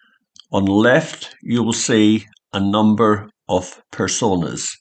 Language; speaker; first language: English; native; English